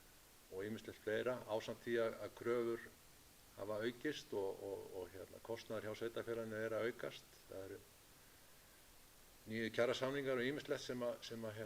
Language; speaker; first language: Icelandic; native; Icelandic